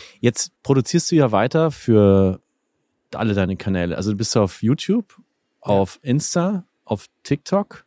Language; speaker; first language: German; native; German